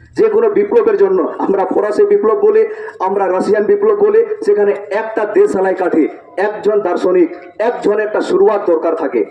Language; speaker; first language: Bangla; non-native, local second language; Santali